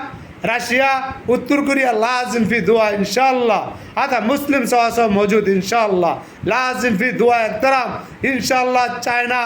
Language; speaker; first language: Arabic; non-native, learner; Bangla